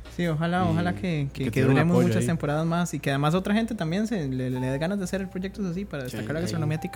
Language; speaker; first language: Spanish; native; Spanish